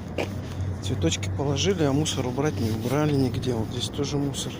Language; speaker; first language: Russian; native; Russian